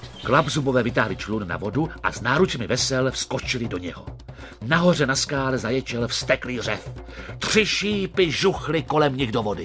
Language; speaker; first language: Czech; native; Czech